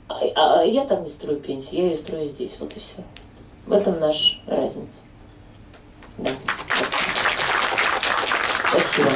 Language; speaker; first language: Russian; native; Russian